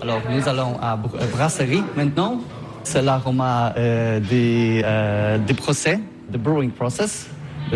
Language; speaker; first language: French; non-native, learner; Polish